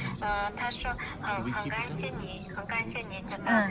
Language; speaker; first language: Chinese; non-native, fluent; Mongolian